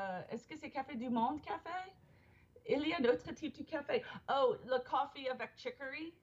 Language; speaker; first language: French; non-native, fluent; English